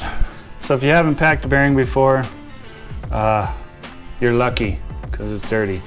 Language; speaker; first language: English; native; English